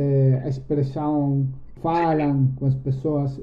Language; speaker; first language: Portuguese; non-native, learner; Spanish